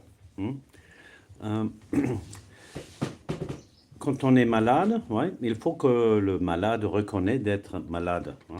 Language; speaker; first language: French; non-native, fluent; German